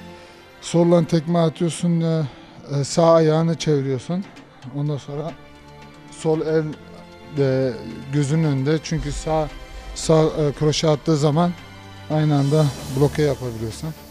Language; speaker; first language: Turkish; early bilingual, heritage; Turkish